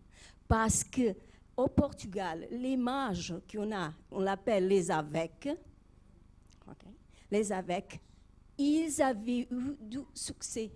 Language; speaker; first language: French; non-native, fluent; Portuguese